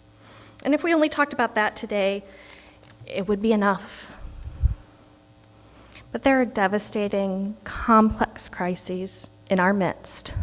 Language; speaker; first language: English; native; English